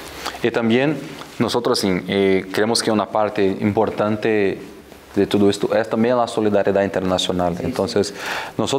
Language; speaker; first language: Spanish; non-native, fluent; Portuguese